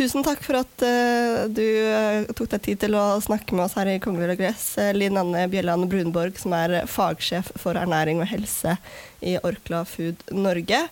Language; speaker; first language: Norwegian; native; Norwegian